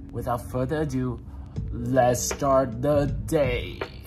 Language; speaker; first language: English; non-native, fluent; Vietnamese